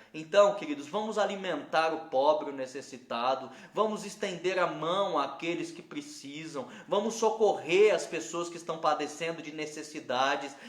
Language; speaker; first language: Portuguese; native; Portuguese